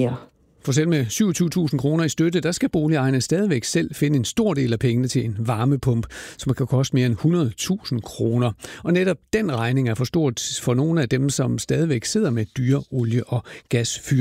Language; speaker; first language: Danish; native; Danish